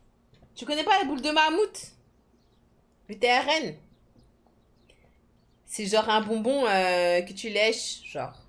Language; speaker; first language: French; native; French